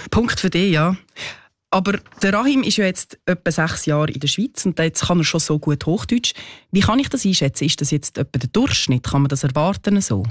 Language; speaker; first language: German; native; German